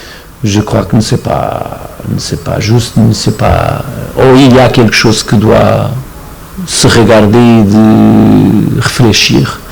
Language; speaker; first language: French; non-native, fluent; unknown